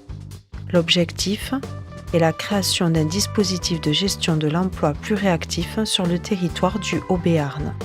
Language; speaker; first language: French; native; French